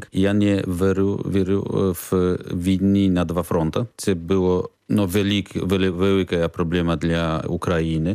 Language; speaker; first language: Ukrainian; non-native, learner; Polish